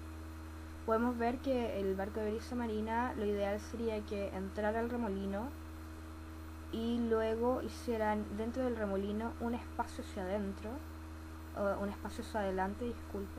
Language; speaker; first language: Spanish; native; Spanish